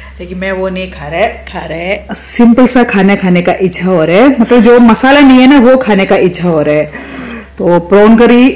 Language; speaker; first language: Hindi; non-native, local second language; Malayalam